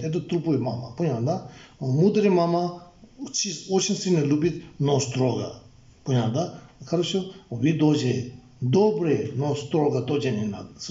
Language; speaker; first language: Russian; non-native, learner; Tibetan